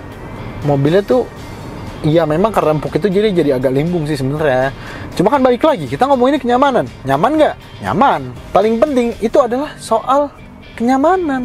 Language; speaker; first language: Indonesian; native; Indonesian